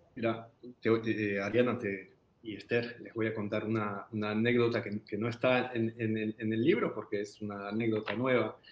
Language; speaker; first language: Spanish; non-native, fluent; French